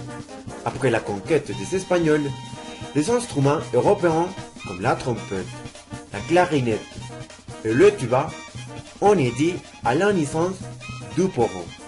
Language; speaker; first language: French; non-native, learner; Spanish